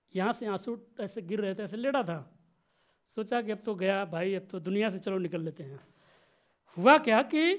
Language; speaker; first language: Hindi; native; Hindi